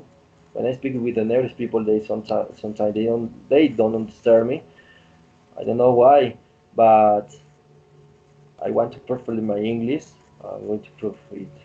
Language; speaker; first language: English; non-native, learner; Spanish